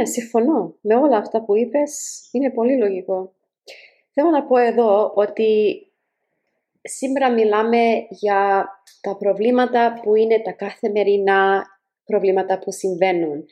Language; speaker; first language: Greek; early bilingual, heritage; Greek